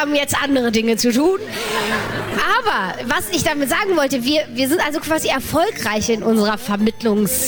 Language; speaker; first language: German; native; German